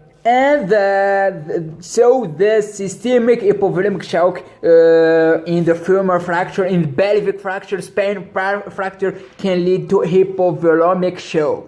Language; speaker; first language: English; non-native, local second language; Arabic